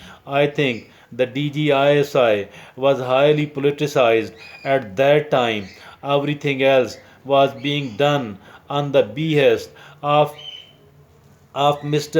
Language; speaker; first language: English; non-native, local second language; Urdu